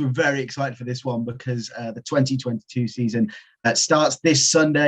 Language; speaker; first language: English; native; English